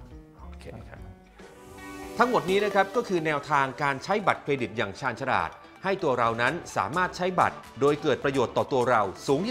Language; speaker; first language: Thai; native; Thai